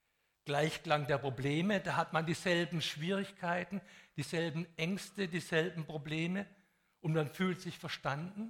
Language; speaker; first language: German; native; German